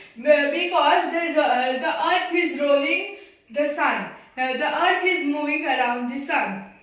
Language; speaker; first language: English; non-native, local second language; Hindi